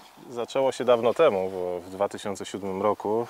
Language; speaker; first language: Polish; native; Polish